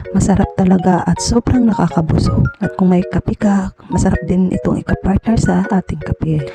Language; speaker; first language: Filipino; non-native, local second language; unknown